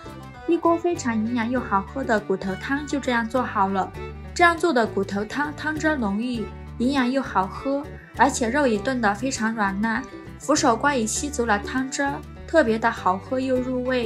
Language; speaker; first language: Chinese; native; Chinese